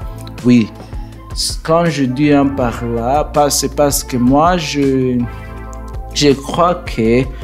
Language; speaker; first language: French; non-native, learner; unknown